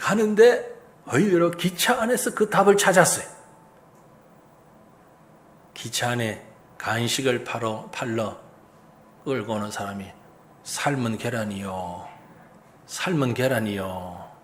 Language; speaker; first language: Korean; native; Korean